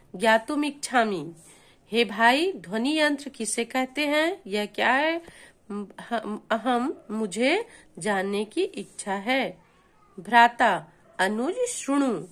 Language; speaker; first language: Hindi; native; Hindi